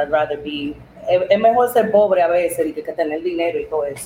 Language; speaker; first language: Spanish; early bilingual, heritage; Spanish